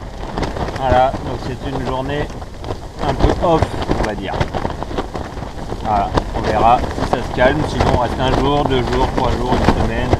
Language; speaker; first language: French; native; French